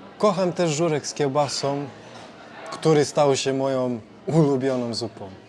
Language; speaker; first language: Polish; non-native, fluent; Serbian